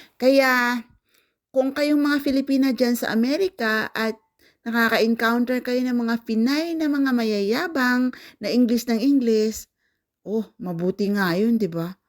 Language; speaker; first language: Filipino; non-native, local second language; Cebuano